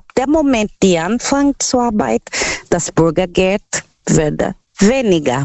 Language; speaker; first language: German; non-native, fluent; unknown